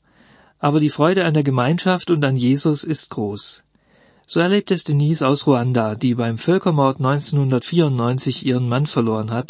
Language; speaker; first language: German; native; German